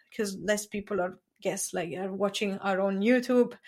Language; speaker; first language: English; non-native, fluent; Italian